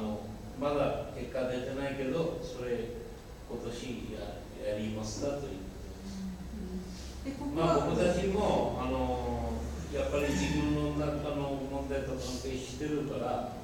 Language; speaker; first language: Japanese; non-native, learner; Bangla